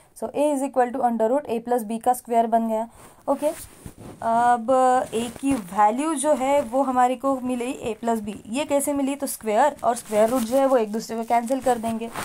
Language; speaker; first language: Hindi; non-native, local second language; Marathi